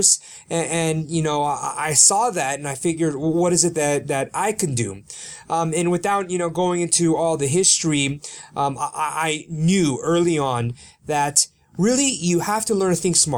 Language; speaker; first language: English; early bilingual, other home language; Korean